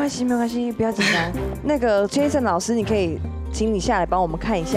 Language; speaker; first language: Chinese; native; Chinese